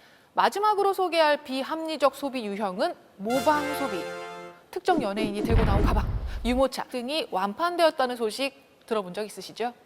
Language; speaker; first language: Korean; native; Korean